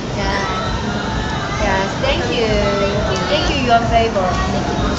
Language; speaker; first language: English; non-native, learner; Korean